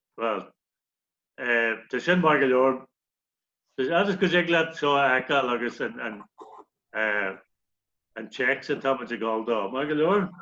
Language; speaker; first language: Irish; native; Irish